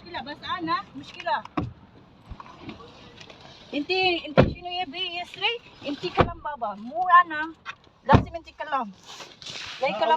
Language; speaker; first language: Arabic; non-native, learner; Filipino